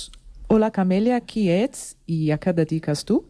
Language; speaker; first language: Catalan; non-native, learner; Portuguese